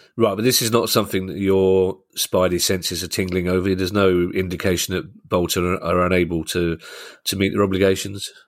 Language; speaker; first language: English; native; English